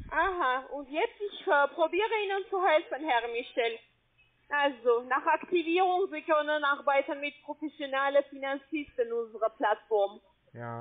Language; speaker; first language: German; non-native, fluent; French